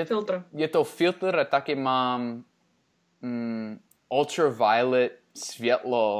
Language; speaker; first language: Czech; non-native, learner; English